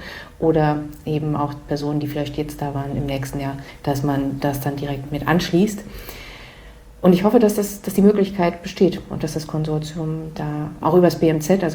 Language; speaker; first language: German; native; German